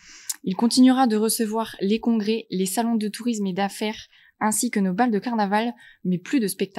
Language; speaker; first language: French; native; French